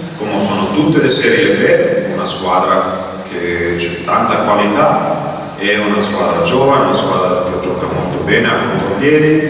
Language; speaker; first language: Italian; non-native, fluent; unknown